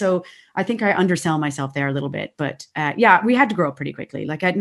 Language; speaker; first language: English; native; English